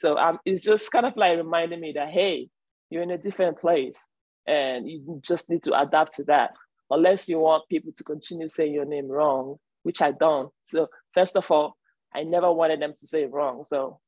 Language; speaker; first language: English; non-native, local second language; Igbo